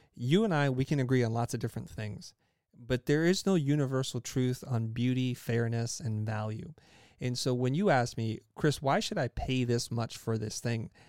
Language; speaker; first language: English; early bilingual, other home language; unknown